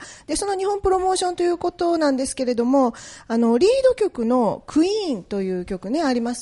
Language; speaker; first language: Japanese; native; Japanese